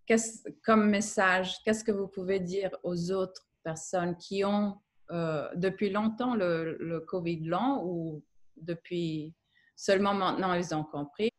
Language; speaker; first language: French; non-native, fluent; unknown